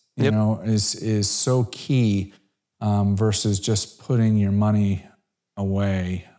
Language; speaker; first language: English; native; English